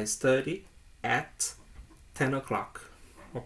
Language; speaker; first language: English; non-native, fluent; Portuguese